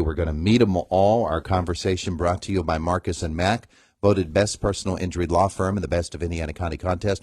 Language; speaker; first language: English; native; English